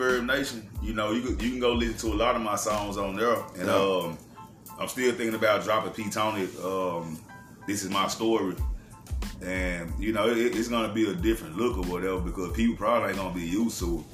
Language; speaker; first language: English; native; English